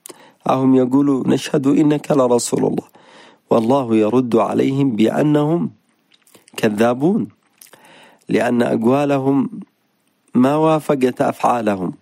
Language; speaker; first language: Arabic; native; Arabic